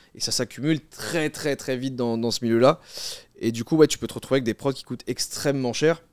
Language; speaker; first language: French; native; French